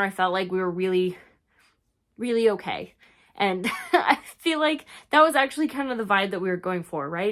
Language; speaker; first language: English; native; English